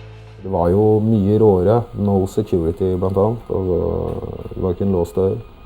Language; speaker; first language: Norwegian; native; Norwegian